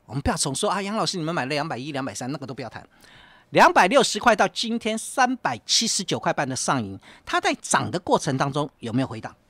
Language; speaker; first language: Chinese; native; Chinese